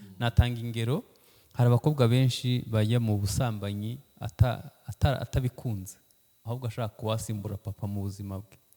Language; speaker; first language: Kinyarwanda; early bilingual, heritage; Kinyarwanda